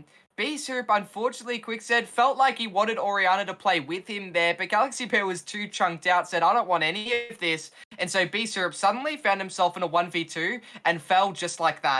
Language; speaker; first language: English; native; English